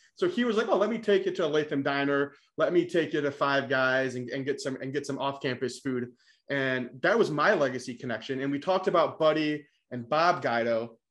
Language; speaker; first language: English; native; English